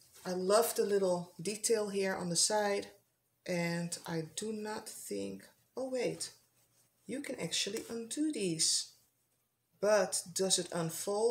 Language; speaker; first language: English; non-native, fluent; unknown